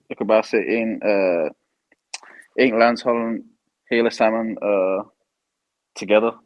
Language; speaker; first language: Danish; early bilingual, heritage; English